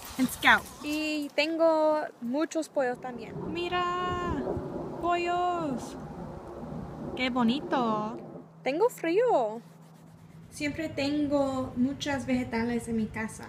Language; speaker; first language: Spanish; non-native, learner; English